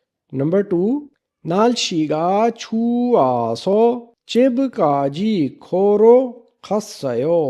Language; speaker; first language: Korean; non-native, learner; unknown